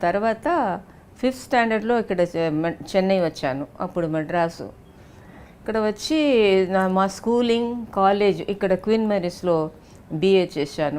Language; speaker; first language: Telugu; non-native, local second language; Tamil